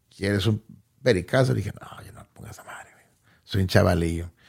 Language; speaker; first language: Spanish; early bilingual, heritage; Spanish